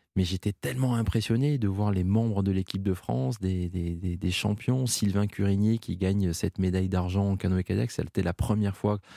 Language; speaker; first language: French; native; French